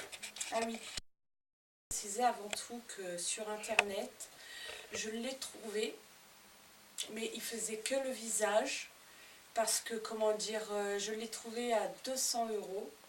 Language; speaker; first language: French; native; French